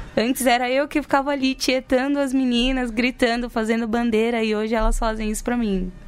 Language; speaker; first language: Portuguese; native; Portuguese